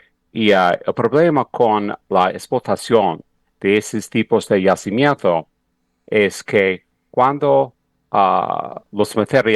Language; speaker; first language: Spanish; non-native, fluent; English